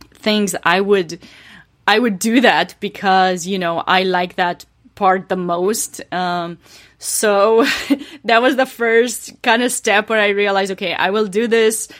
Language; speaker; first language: English; non-native, fluent; Romanian